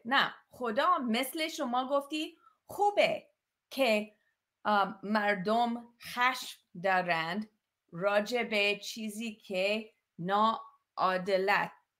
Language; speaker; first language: Persian; non-native, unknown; English